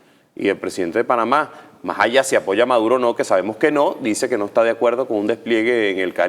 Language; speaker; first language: Spanish; native; Spanish